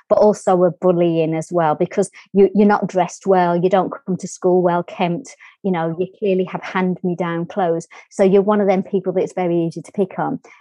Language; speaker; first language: English; native; English